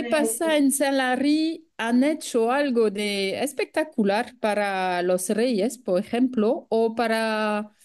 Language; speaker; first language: Spanish; non-native, fluent; French